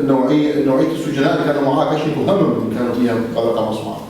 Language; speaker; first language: Arabic; native; Arabic